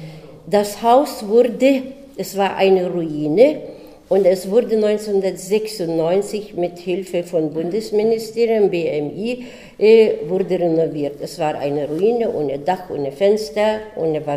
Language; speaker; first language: German; early bilingual, heritage; German